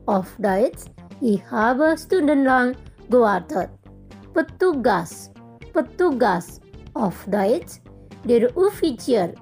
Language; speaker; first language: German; non-native, fluent; Indonesian